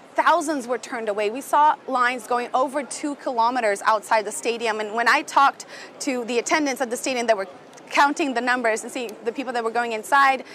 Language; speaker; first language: English; non-native, fluent; Portuguese